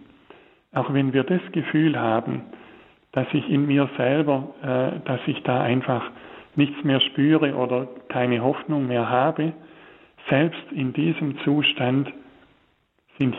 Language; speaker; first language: German; native; German